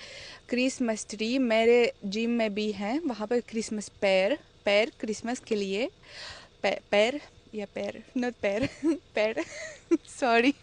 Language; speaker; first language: Hindi; non-native, fluent; Russian